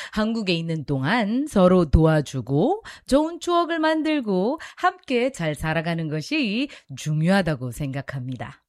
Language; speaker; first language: Korean; non-native, fluent; Filipino